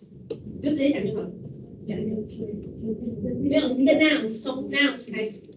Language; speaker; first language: Chinese; native; Chinese